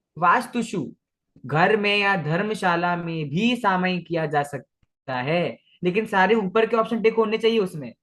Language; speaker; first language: Hindi; non-native, local second language; Marathi